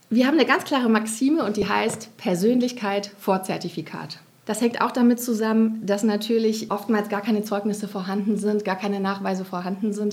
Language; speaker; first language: German; native; German